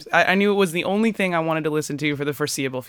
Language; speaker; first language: English; native; English